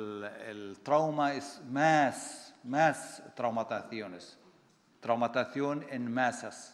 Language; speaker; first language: Spanish; non-native, fluent; Arabic